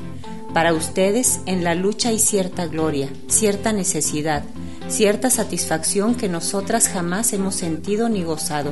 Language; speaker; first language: Spanish; native; Spanish